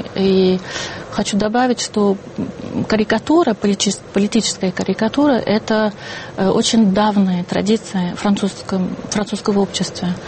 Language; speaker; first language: Russian; non-native, fluent; French